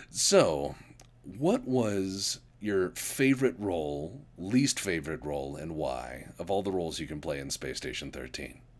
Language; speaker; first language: English; native; English